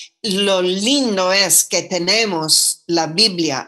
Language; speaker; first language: Spanish; non-native, fluent; English